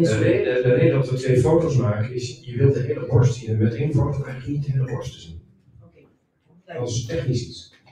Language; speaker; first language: Dutch; native; Dutch